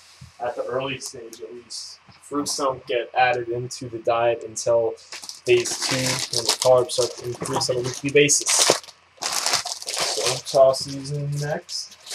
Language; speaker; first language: English; native; English